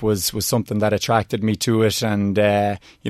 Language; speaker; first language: English; native; English